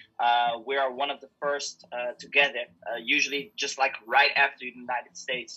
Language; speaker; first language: English; non-native, fluent; Dutch